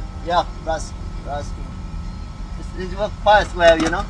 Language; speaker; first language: English; non-native, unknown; Vietnamese